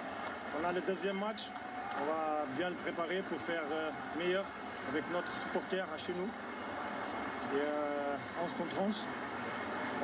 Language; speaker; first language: French; non-native, fluent; Portuguese